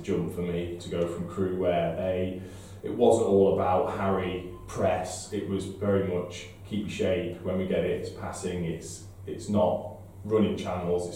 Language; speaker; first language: English; native; English